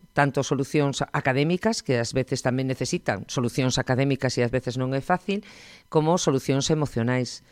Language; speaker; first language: Galician; native; Galician